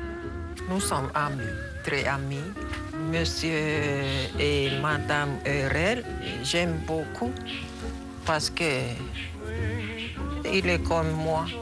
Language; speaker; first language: French; non-native, local second language; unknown